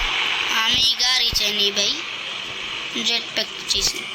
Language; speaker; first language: Hindi; non-native, local second language; Bangla